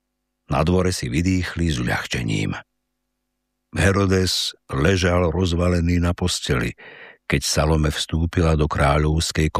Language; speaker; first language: Slovak; native; Slovak